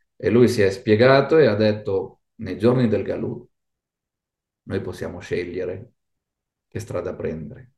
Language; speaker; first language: Italian; non-native, fluent; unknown